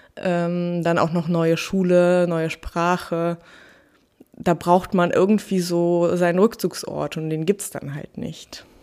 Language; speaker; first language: German; early bilingual, other home language; Russian